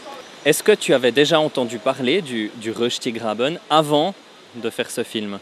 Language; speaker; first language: French; native; French